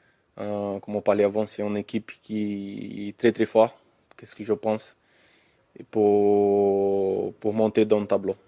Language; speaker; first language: French; non-native, learner; Portuguese